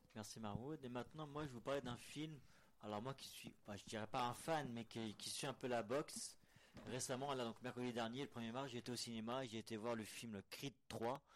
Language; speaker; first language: French; native; French